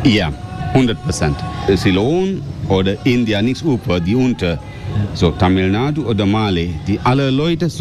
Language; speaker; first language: German; non-native, learner; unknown